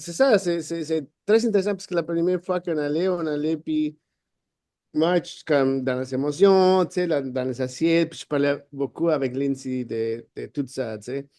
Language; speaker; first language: French; non-native, fluent; Spanish